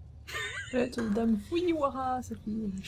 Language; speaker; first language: French; native; French